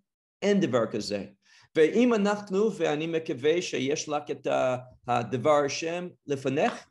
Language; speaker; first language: Hebrew; non-native, fluent; English